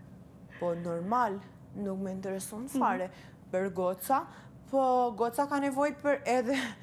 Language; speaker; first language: Albanian; early bilingual, heritage; Albanian